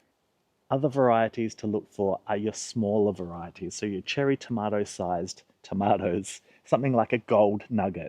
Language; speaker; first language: English; native; English